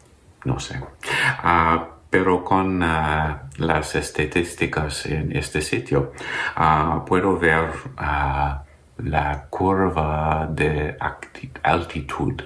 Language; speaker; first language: Spanish; non-native, learner; English